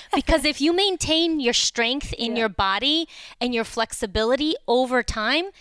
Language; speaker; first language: English; early bilingual, other home language; Romanian